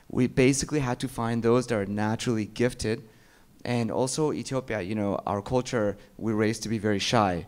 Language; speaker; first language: English; early bilingual, other home language; Amharic